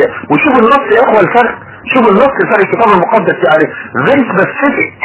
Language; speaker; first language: Arabic; native; Arabic